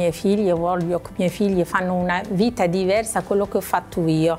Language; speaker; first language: Italian; non-native, learner; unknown